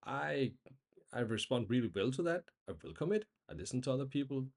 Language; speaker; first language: English; non-native, fluent; Danish